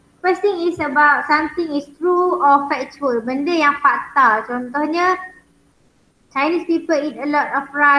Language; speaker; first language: English; non-native, local second language; Malay